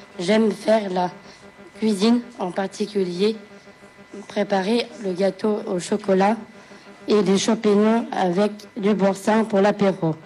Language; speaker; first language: French; native; French